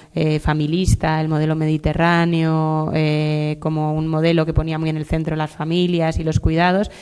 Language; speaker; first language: Spanish; native; Spanish